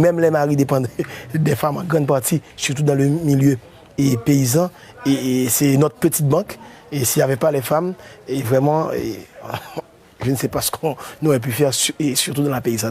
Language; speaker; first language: French; non-native, local second language; Haitian Creole